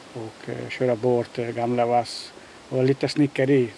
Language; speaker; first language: Swedish; non-native, learner; Hungarian